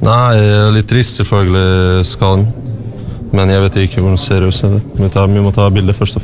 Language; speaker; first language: Norwegian; non-native, learner; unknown